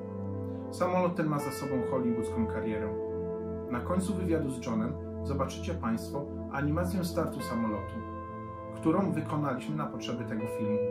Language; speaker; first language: Polish; native; Polish